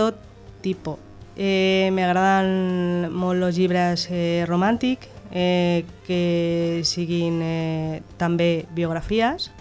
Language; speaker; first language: Catalan; non-native, local second language; Spanish